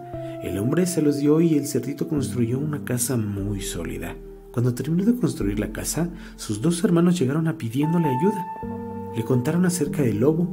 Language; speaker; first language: Spanish; native; Spanish